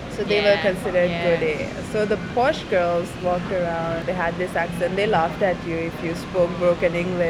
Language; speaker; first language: English; non-native, local second language; Sinhala